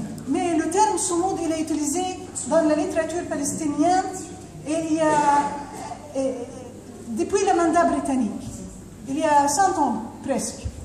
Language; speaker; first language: French; non-native, fluent; Arabic